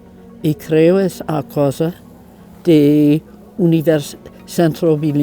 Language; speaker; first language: Spanish; non-native, learner; English